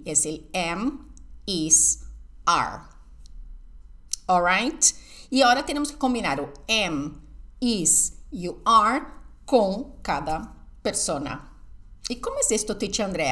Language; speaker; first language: Spanish; non-native, fluent; Portuguese